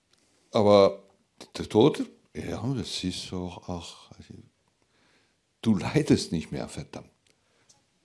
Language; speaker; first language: German; non-native, fluent; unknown